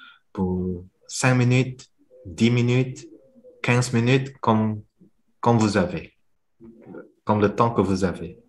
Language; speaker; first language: French; non-native, fluent; Vietnamese